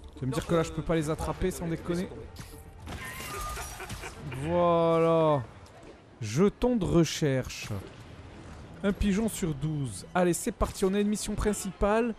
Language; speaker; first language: French; native; French